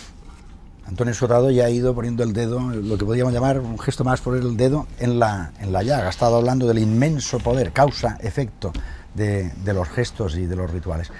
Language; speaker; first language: Spanish; native; Spanish